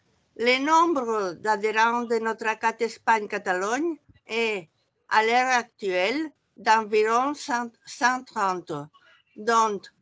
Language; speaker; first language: French; non-native, fluent; Catalan